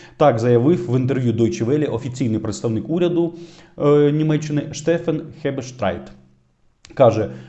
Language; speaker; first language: Ukrainian; non-native, local second language; Russian